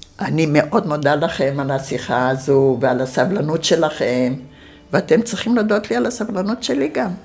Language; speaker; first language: Hebrew; early bilingual, other home language; Yiddish